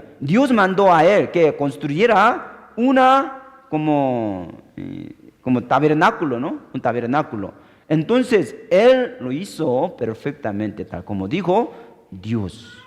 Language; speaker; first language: Spanish; non-native, fluent; Korean